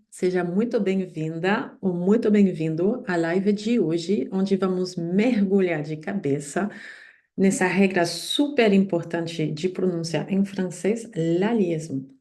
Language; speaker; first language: Portuguese; non-native, fluent; French